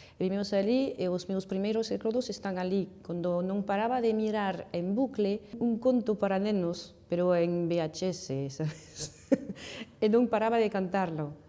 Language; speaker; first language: Galician; non-native, fluent; French